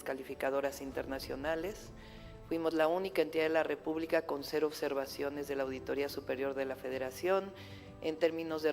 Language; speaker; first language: Spanish; native; Spanish